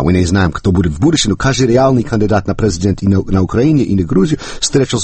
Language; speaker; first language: Russian; non-native, fluent; English